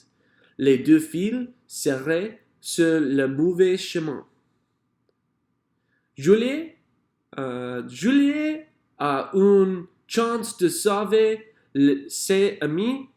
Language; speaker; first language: French; non-native, learner; English